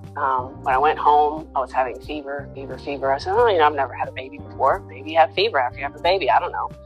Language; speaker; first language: English; native; English